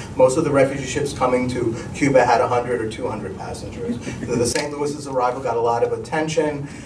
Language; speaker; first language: English; native; English